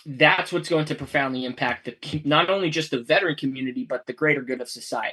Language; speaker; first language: English; native; English